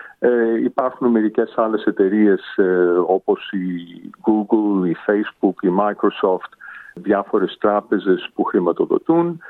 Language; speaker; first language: Greek; early bilingual, heritage; Greek